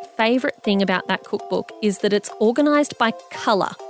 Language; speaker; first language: English; early bilingual, other home language; Hindi